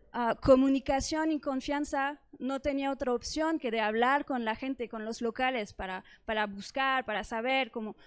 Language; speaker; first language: Spanish; non-native, fluent; French